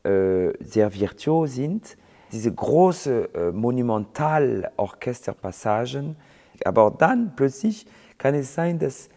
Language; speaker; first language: German; non-native, fluent; French